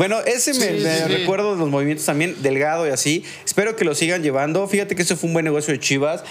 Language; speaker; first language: Spanish; native; Spanish